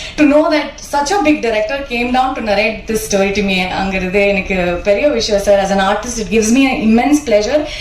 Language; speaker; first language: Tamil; non-native, learner; Kannada